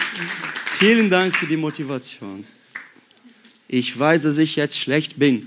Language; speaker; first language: German; non-native, fluent; Portuguese